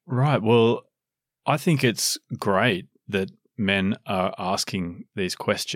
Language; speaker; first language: English; native; English